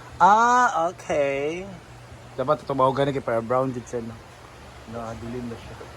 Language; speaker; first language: Filipino; non-native, local second language; Cebuano